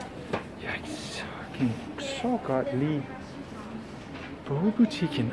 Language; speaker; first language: Danish; non-native, fluent; English